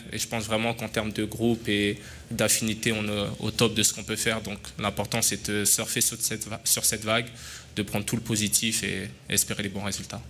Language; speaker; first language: French; native; French